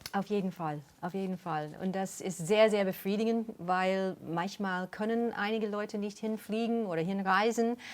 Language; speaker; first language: German; non-native, fluent; English